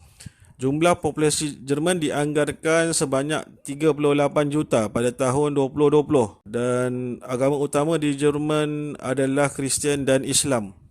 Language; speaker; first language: Malay; native; Malay